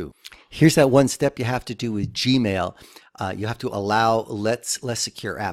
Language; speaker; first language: English; native; English